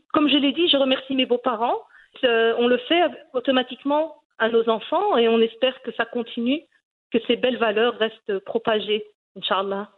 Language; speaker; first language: French; early bilingual, other home language; Riffian